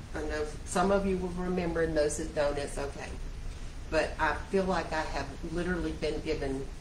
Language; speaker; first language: English; native; English